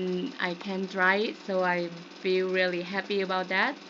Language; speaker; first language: English; non-native, learner; Vietnamese